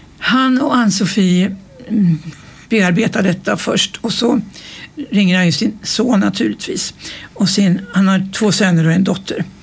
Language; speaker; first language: Swedish; native; Swedish